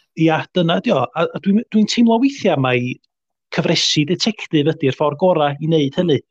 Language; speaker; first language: Welsh; native; Welsh